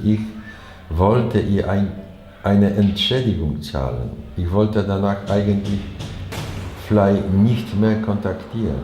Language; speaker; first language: German; non-native, learner; Chinese